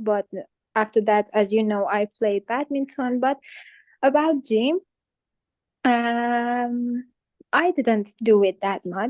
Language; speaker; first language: English; non-native, fluent; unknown